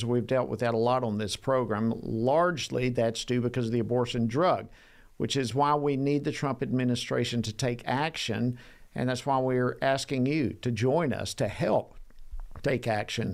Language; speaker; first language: English; native; English